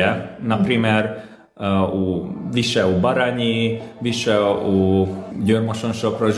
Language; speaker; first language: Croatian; non-native, local second language; Hungarian